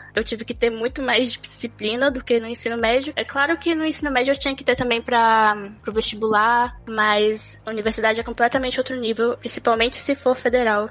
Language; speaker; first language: Portuguese; native; Portuguese